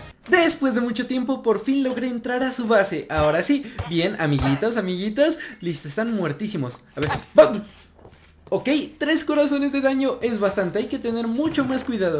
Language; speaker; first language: Spanish; native; Spanish